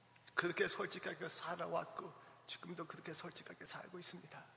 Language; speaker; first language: Korean; early bilingual, heritage; English